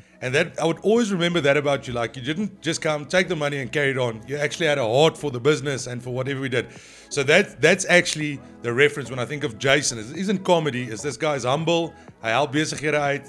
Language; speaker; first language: English; non-native, local second language; Afrikaans